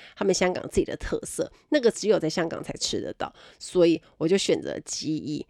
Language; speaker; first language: Chinese; native; Chinese